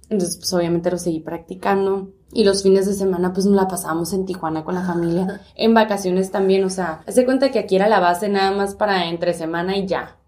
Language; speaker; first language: Spanish; early bilingual, heritage; Spanish